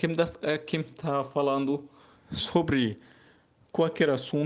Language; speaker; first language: Portuguese; non-native, learner; Arabic